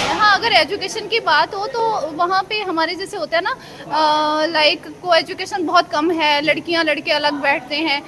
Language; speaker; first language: Urdu; non-native, local second language; Punjabi